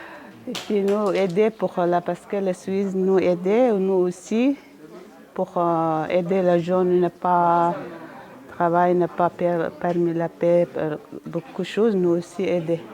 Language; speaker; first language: French; non-native, learner; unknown